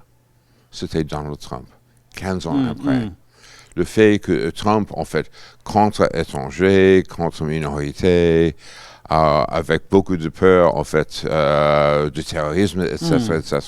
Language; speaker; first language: French; non-native, fluent; English